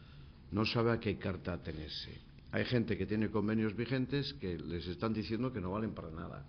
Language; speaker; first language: Spanish; native; Spanish